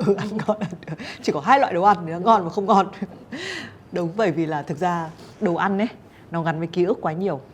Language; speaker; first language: Vietnamese; native; Vietnamese